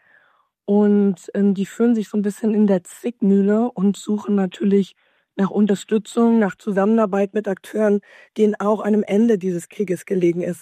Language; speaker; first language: German; native; German